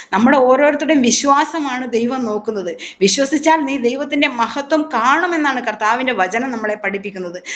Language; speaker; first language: Malayalam; native; Malayalam